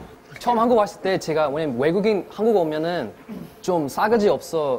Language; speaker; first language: Korean; non-native, learner; English